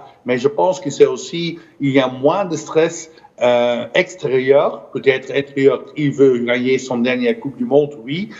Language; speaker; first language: French; non-native, fluent; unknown